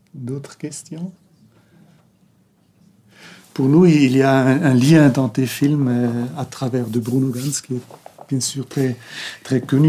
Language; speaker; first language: French; non-native, local second language; German